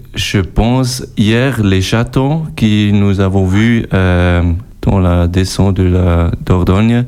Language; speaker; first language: French; non-native, local second language; German